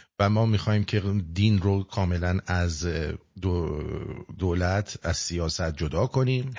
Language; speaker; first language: Persian; native; Persian